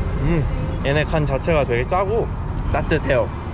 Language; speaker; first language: Korean; native; Korean